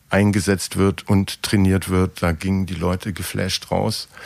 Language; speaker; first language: German; native; German